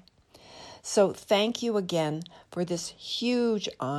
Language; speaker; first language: English; native; English